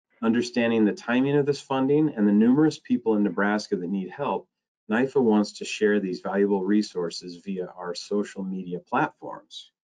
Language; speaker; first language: English; native; English